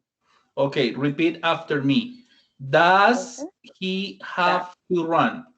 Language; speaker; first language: English; non-native, fluent; Spanish